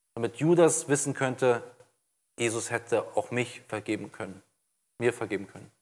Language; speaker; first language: German; non-native, fluent; Portuguese